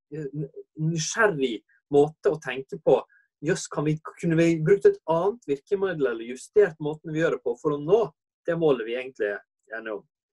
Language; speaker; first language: Norwegian; native; Norwegian